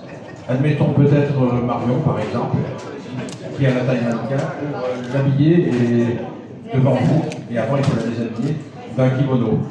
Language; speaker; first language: French; native; French